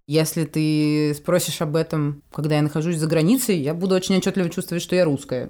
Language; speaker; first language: Russian; native; Russian